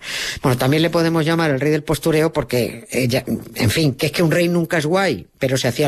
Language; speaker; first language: Spanish; native; Spanish